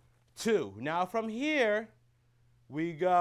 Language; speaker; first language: English; native; English